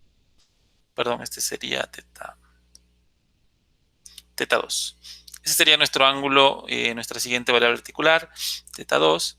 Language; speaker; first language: Spanish; native; Spanish